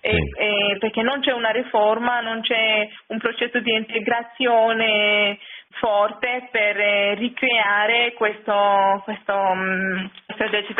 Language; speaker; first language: Italian; non-native, fluent; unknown